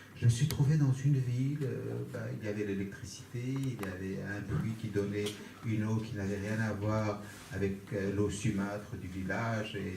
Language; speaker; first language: French; non-native, fluent; Kurdish